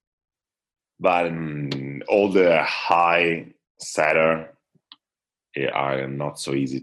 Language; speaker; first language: English; non-native, fluent; Italian